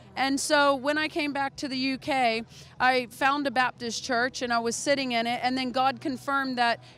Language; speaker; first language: English; native; English